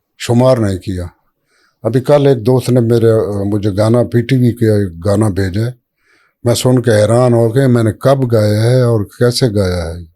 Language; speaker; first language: Urdu; non-native, local second language; Saraiki